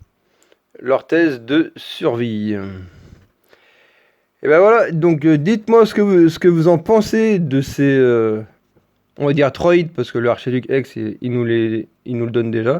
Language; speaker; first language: French; native; French